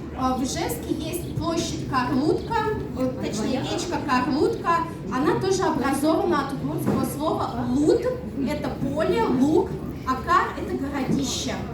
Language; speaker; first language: Russian; non-native, local second language; Udmurt